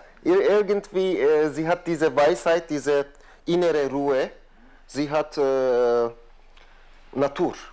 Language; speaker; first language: German; non-native, fluent; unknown